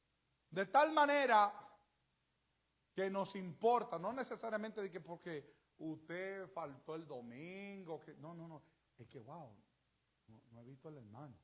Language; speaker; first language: Spanish; native; Spanish